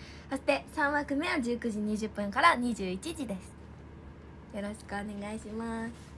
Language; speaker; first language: Japanese; native; Japanese